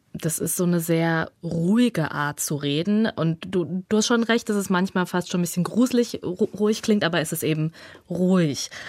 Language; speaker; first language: German; early bilingual, other home language; Russian